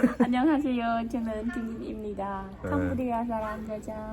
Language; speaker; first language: Korean; non-native, learner; Khmer